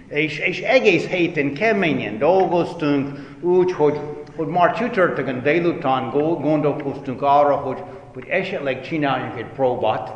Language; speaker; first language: Hungarian; non-native, fluent; English